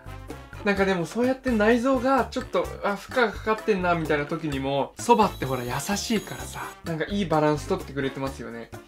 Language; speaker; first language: Japanese; native; Japanese